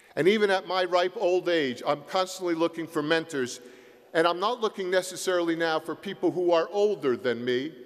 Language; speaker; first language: English; native; English